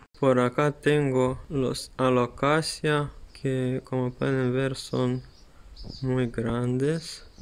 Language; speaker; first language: Spanish; non-native, learner; Serbian